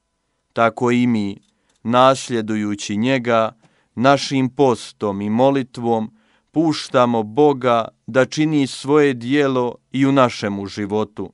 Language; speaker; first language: Croatian; native; Croatian